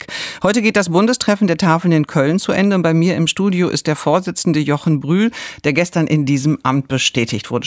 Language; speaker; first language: German; native; German